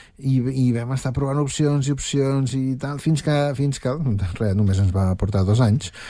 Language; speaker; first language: Catalan; native; Catalan